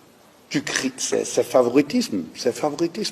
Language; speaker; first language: French; non-native, fluent; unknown